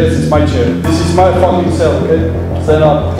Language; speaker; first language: English; non-native, fluent; German